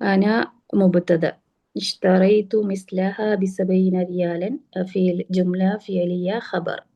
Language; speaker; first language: Arabic; non-native, learner; Malayalam